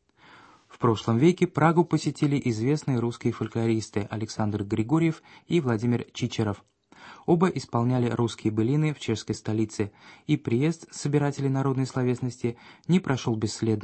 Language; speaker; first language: Russian; native; Russian